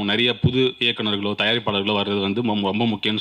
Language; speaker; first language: Tamil; native; Tamil